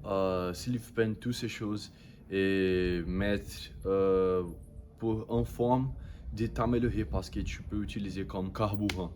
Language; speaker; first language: French; non-native, learner; Portuguese